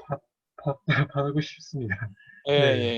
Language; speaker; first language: Korean; non-native, learner; Chinese